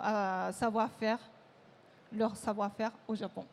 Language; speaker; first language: French; non-native, fluent; Japanese